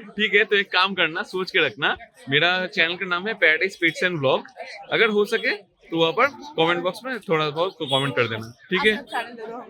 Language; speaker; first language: Hindi; non-native, local second language; Bangla